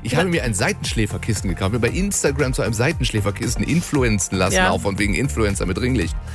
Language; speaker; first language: German; native; German